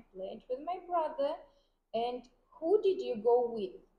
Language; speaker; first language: English; non-native, fluent; Vietnamese